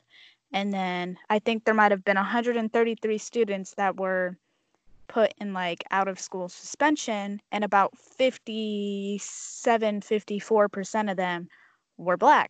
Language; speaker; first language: English; native; English